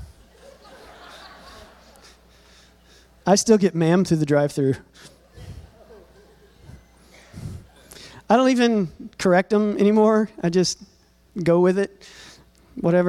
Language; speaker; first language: English; native; English